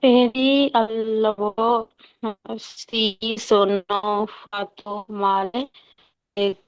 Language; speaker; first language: Italian; non-native, learner; Urdu